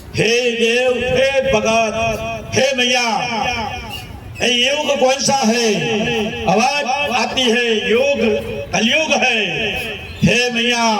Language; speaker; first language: Hindi; non-native, local second language; Gujarati